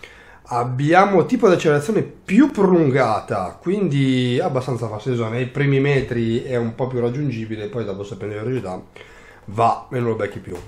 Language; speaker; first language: Italian; native; Italian